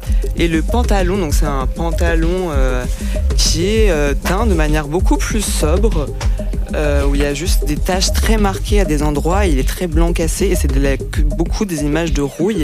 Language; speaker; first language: French; native; French